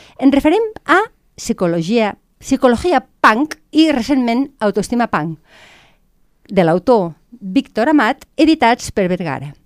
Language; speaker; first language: Catalan; native; Catalan